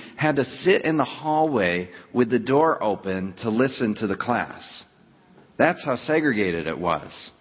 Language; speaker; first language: English; native; English